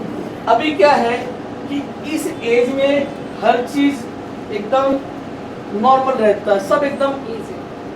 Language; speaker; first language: Hindi; native; Hindi